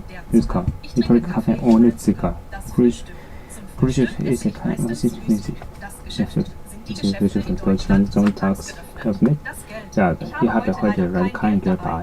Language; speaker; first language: German; non-native, learner; Japanese